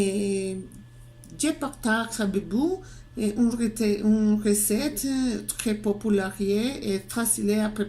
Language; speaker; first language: French; non-native, learner; Spanish